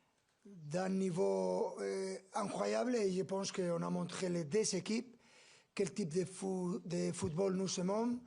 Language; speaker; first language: French; non-native, fluent; Spanish